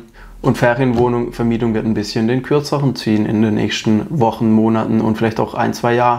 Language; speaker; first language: German; native; German